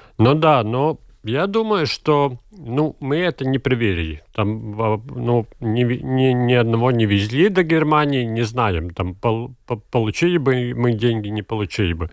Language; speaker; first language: Russian; non-native, local second language; Latvian